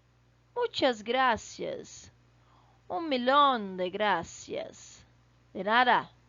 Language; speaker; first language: Spanish; non-native, fluent; Portuguese